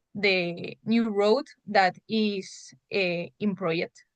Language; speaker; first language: English; non-native, learner; Spanish